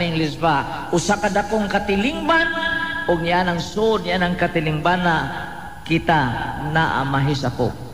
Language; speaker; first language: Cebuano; native; Cebuano